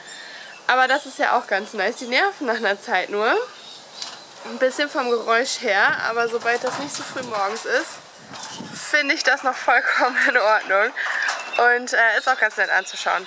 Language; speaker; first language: German; native; German